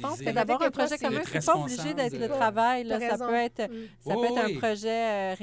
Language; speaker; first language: French; native; French